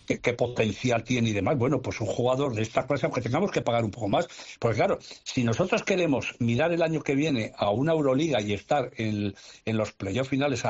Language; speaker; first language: Spanish; native; Spanish